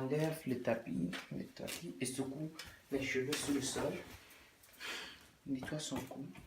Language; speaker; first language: French; non-native, local second language; English